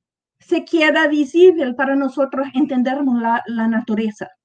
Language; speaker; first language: Spanish; non-native, learner; Portuguese